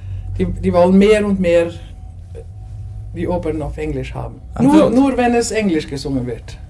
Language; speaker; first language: German; non-native, fluent; Norwegian